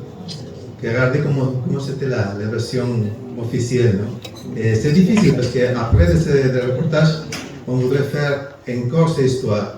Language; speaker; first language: French; non-native, learner; Spanish